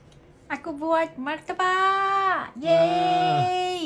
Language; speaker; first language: Indonesian; non-native, learner; Korean